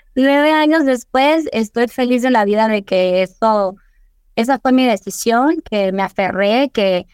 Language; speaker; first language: Spanish; early bilingual, heritage; Spanish